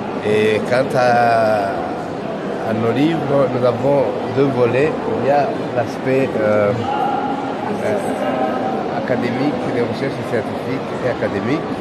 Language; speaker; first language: French; non-native, local second language; Rundi